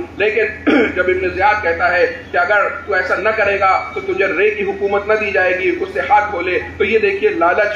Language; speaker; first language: Urdu; native; Urdu